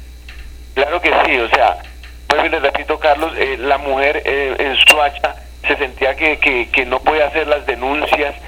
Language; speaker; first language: Spanish; native; Spanish